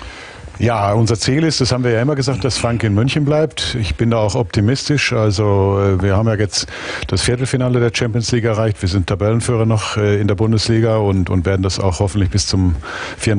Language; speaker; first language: German; native; German